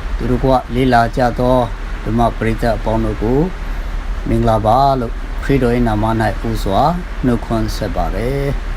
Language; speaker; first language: Burmese; non-native, local second language; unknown